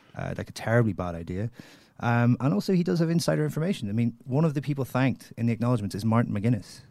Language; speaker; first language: English; native; English